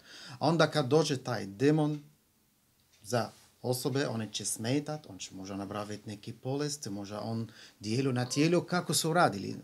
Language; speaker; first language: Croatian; non-native, learner; Arabic